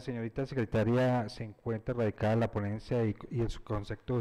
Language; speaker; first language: Spanish; native; Spanish